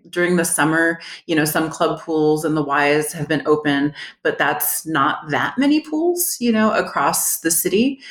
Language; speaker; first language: English; native; English